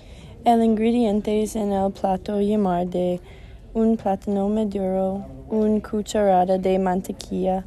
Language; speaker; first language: Spanish; non-native, learner; English